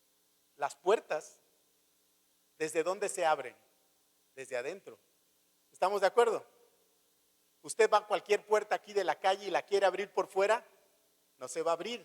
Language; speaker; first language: Spanish; native; Spanish